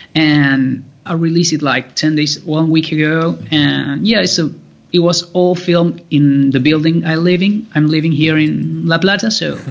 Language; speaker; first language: English; non-native, fluent; Spanish